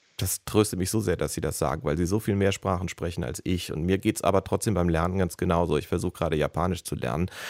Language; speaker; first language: German; native; German